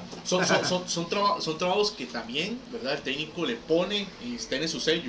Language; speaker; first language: Spanish; native; Spanish